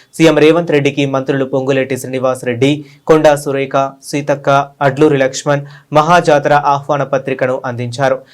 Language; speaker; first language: Telugu; native; Telugu